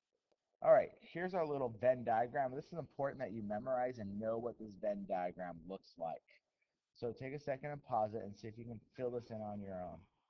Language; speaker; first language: English; native; English